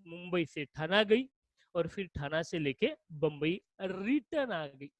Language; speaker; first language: Hindi; non-native, local second language; Marathi